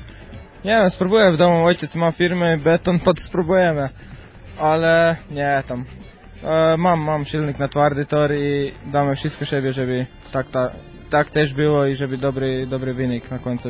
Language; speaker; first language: Polish; non-native, fluent; Croatian